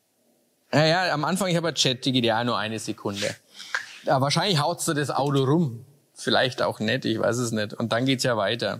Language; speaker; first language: German; native; German